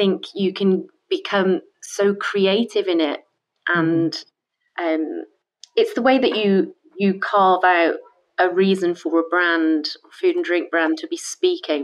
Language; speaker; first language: English; native; English